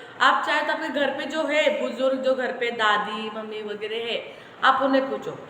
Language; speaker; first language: Hindi; non-native, local second language; Marathi